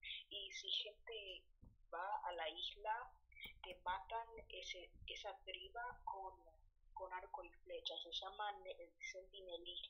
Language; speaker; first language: Spanish; early bilingual, heritage; Spanish